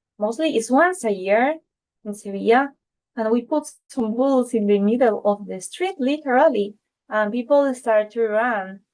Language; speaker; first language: English; non-native, fluent; Spanish